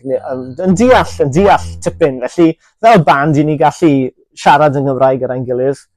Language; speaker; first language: Welsh; native; Welsh